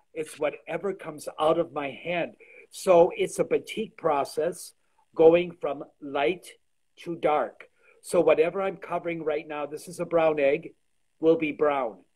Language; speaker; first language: English; early bilingual, other home language; Polish